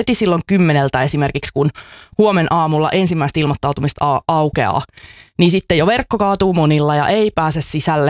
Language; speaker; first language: Finnish; native; Finnish